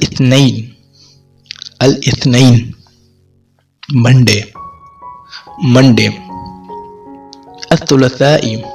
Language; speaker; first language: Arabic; non-native, fluent; Urdu